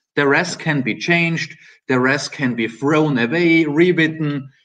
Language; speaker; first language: English; non-native, fluent; German